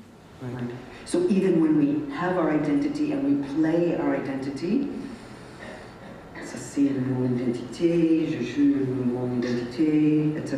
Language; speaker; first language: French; non-native, learner; English